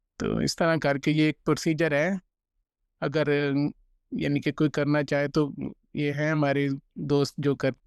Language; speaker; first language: Urdu; non-native, local second language; Punjabi